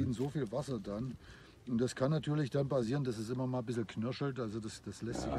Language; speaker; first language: German; native; German